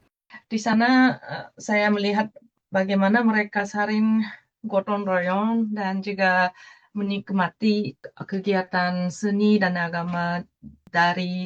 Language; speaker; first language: Indonesian; non-native, fluent; Japanese